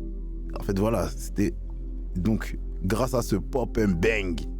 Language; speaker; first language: French; native; French